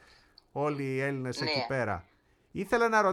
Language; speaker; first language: Greek; native; Greek